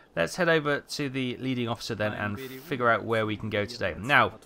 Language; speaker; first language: English; native; English